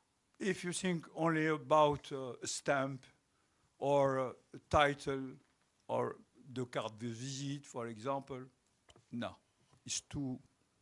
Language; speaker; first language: English; non-native, local second language; French